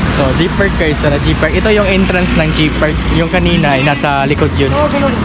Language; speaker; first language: Filipino; non-native, local second language; Cebuano